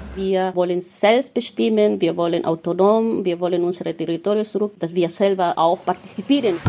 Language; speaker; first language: German; non-native, fluent; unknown